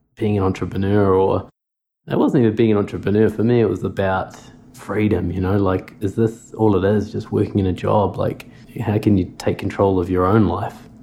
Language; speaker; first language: English; native; English